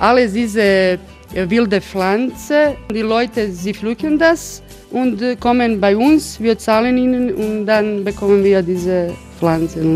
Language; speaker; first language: German; non-native, learner; Croatian